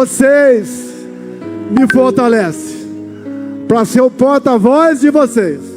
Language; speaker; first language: Portuguese; native; Portuguese